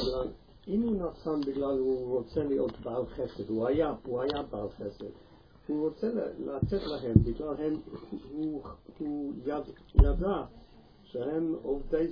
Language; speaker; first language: Hebrew; non-native, learner; English